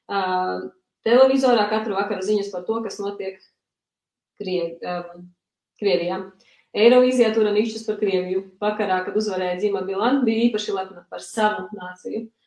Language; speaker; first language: Latvian; early bilingual, other home language; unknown